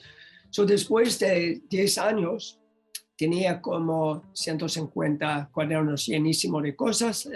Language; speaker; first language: Spanish; non-native, learner; English